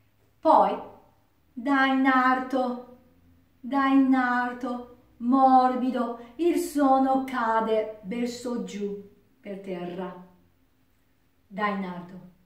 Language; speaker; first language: Italian; non-native, learner; Japanese